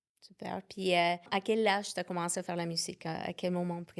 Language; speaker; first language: French; native; French